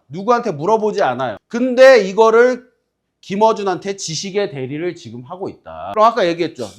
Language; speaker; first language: Korean; native; Korean